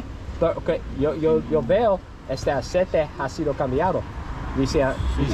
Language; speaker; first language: Spanish; non-native, learner; English